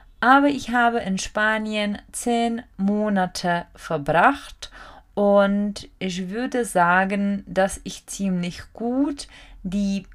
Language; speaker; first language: German; non-native, fluent; Czech